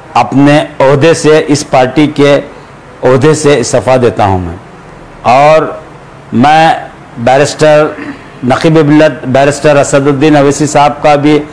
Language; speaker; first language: Hindi; non-native, local second language; Urdu